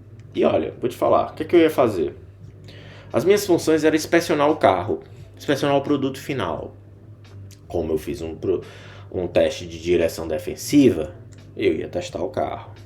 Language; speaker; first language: Portuguese; native; Portuguese